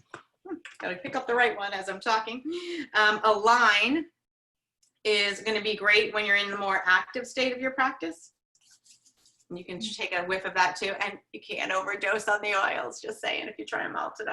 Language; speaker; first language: English; native; English